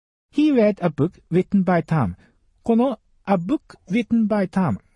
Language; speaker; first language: English; non-native, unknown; Japanese